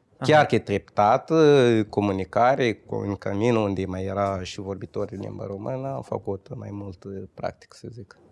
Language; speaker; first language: Romanian; non-native, fluent; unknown